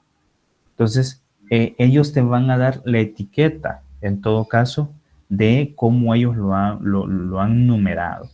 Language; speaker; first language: Spanish; native; Spanish